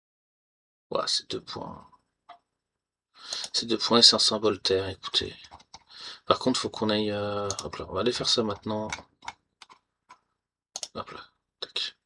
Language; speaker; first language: French; native; French